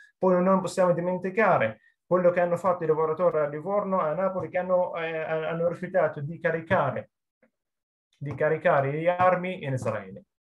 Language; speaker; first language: Italian; non-native, fluent; Arabic